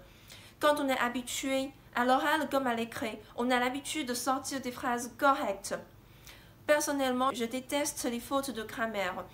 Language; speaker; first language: French; non-native, fluent; Chinese